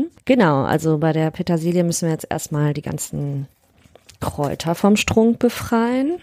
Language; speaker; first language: German; native; German